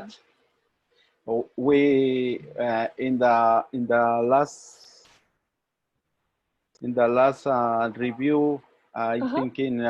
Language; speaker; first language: English; non-native, learner; Spanish